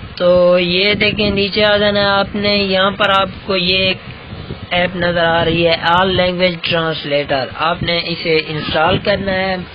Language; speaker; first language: Urdu; non-native, local second language; Saraiki